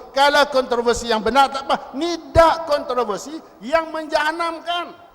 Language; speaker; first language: Malay; native; Malay